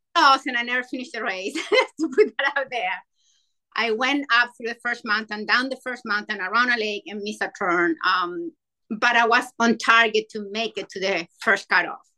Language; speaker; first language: English; non-native, fluent; Spanish